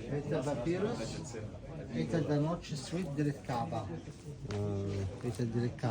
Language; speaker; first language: Russian; non-native, learner; Arabic